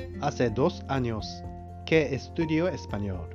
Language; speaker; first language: Spanish; non-native, fluent; Japanese